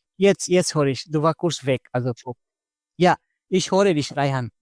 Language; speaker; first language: German; non-native, fluent; Bangla